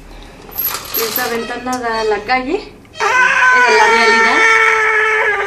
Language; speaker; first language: Spanish; native; Spanish